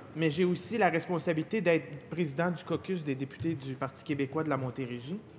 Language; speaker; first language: French; native; French